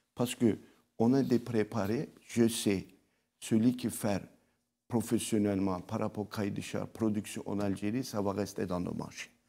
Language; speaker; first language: French; non-native, local second language; Arabic